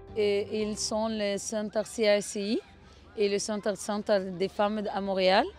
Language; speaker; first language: French; non-native, learner; Arabic